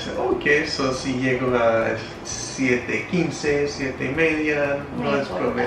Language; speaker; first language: Spanish; non-native, fluent; English